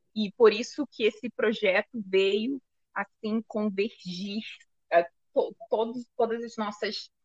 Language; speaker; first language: Portuguese; native; Portuguese